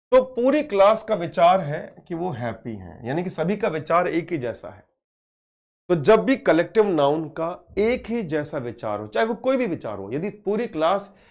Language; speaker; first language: Hindi; native; Hindi